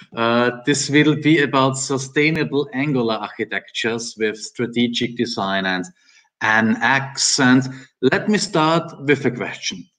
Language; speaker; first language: English; non-native, fluent; German